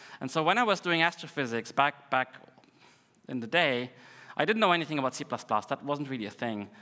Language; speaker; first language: English; non-native, fluent; Russian